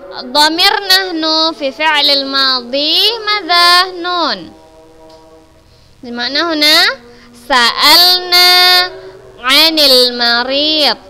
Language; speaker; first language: Arabic; non-native, fluent; Indonesian